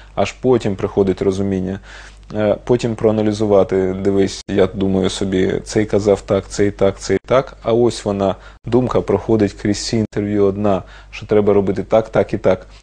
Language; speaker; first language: Ukrainian; non-native, local second language; Russian